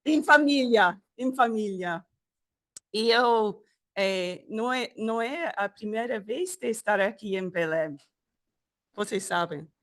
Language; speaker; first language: Portuguese; non-native, learner; English